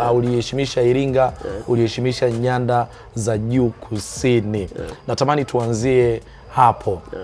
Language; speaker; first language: Swahili; native; Swahili